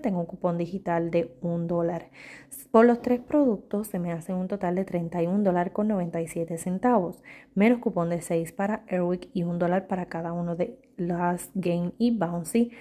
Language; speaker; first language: Spanish; native; Spanish